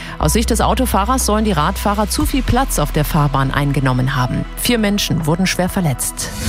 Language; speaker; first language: German; native; German